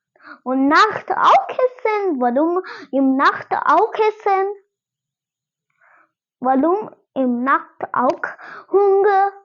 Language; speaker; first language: German; non-native, learner; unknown